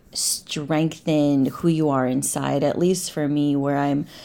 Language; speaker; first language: English; native; English